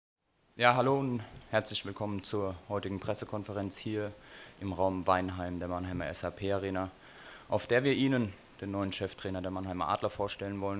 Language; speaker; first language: German; native; German